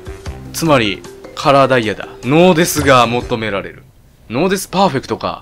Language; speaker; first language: Japanese; native; Japanese